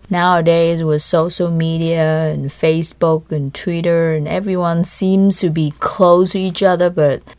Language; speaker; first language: English; non-native, fluent; Vietnamese